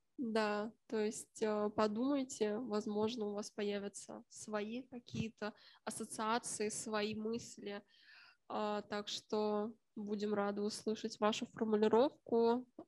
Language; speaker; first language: Russian; native; Russian